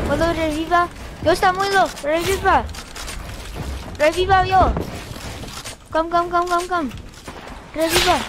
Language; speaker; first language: Spanish; non-native, learner; English